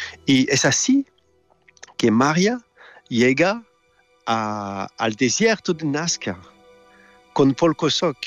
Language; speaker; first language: Spanish; non-native, fluent; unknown